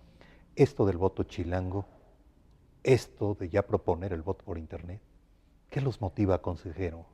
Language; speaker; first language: Spanish; native; Spanish